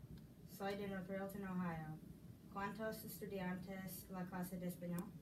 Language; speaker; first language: Spanish; non-native, learner; English